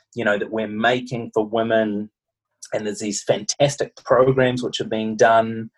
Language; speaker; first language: English; native; English